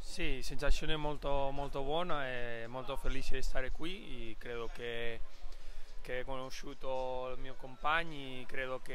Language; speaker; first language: Italian; non-native, learner; Spanish